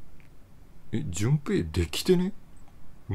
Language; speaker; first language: Japanese; native; Japanese